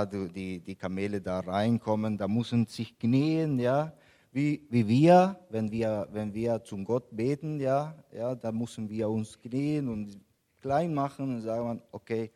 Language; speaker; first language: German; non-native, fluent; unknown